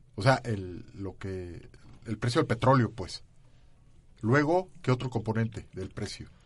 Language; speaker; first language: Spanish; native; Spanish